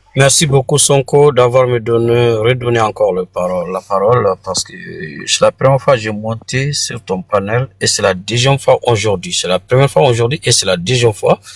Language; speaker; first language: French; non-native, local second language; Bambara